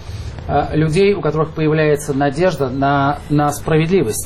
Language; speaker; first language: Russian; native; Russian